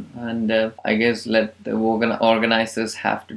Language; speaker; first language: English; non-native, local second language; Malayalam